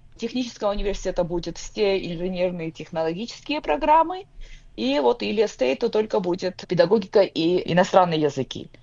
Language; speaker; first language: Russian; non-native, local second language; Georgian